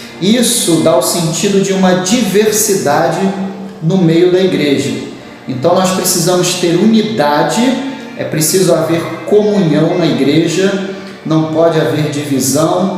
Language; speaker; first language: Portuguese; native; Portuguese